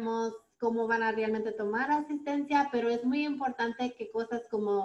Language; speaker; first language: Spanish; early bilingual, heritage; Spanish